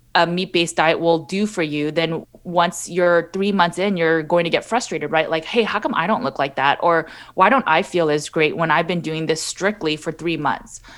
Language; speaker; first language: English; native; English